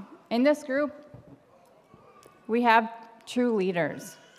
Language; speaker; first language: English; native; English